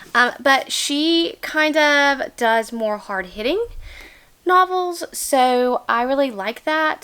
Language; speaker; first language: English; native; English